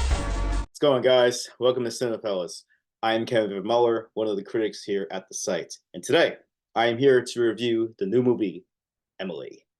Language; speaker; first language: English; native; English